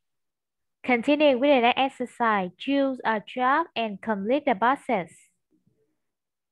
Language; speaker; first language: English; non-native, fluent; Vietnamese